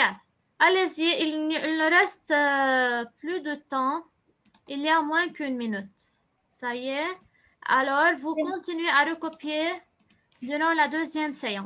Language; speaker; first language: French; non-native, local second language; Arabic